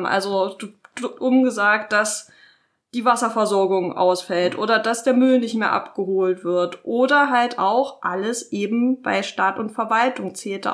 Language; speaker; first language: German; native; German